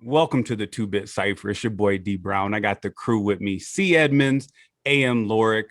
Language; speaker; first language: English; native; English